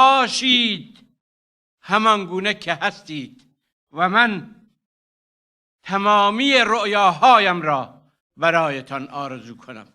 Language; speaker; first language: Persian; non-native, local second language; Arabic